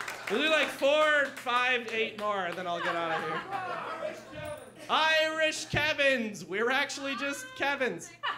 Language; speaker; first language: English; native; English